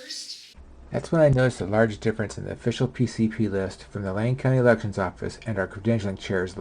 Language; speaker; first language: English; native; English